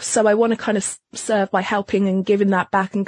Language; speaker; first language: English; native; English